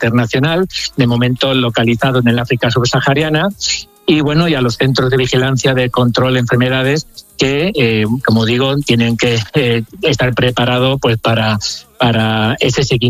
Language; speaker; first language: Spanish; native; Spanish